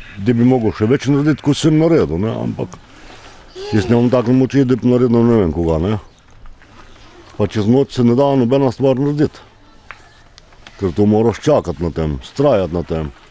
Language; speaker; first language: Slovenian; non-native, local second language; Romany